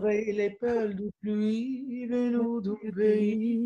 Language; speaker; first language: French; non-native, fluent; English